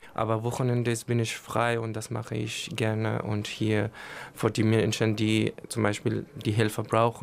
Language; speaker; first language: German; non-native, learner; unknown